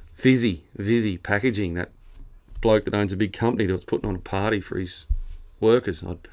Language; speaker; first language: English; native; English